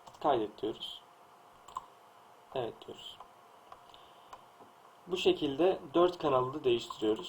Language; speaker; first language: Turkish; native; Turkish